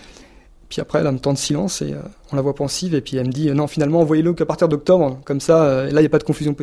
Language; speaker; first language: French; native; French